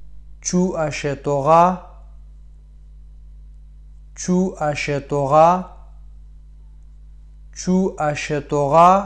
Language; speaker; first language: French; non-native, fluent; Pashto